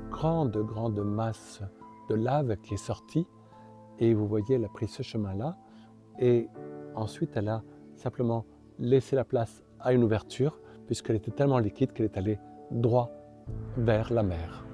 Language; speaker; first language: French; native; French